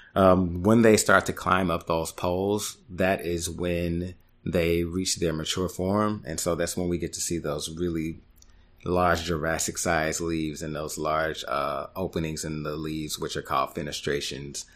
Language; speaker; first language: English; native; English